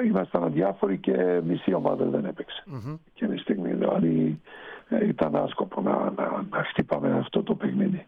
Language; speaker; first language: Greek; non-native, fluent; Serbian